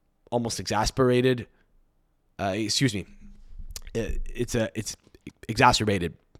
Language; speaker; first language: English; early bilingual, other home language; Italian